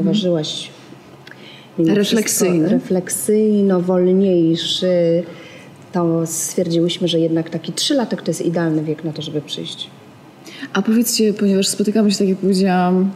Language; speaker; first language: Polish; native; Polish